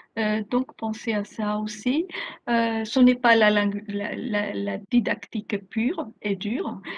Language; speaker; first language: French; non-native, fluent; Greek